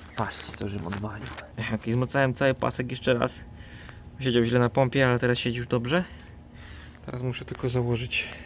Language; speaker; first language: Polish; native; Polish